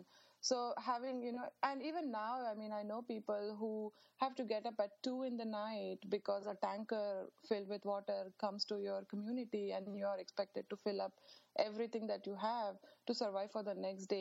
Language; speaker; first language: English; non-native, local second language; Marathi